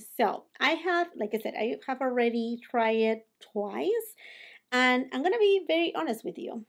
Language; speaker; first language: English; non-native, fluent; Spanish